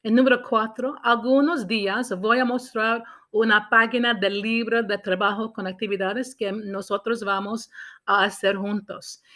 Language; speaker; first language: Spanish; non-native, learner; English